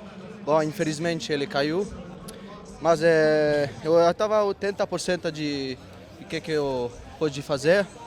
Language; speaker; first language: Portuguese; non-native, fluent; French